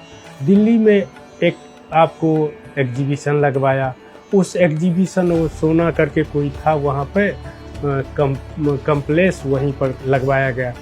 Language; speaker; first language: Hindi; non-native, local second language; Maithili